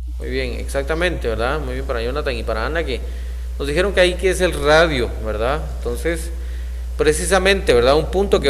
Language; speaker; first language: Spanish; native; Spanish